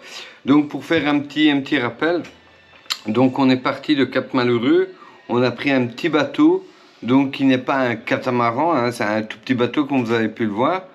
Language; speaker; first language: French; native; French